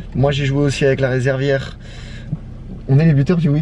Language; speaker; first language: French; native; French